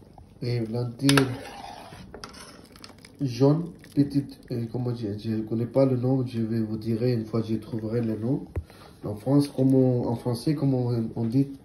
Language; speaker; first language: French; non-native, learner; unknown